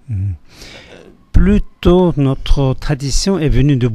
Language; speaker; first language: French; non-native, fluent; Tibetan